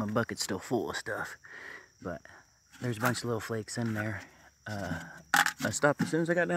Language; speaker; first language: English; native; English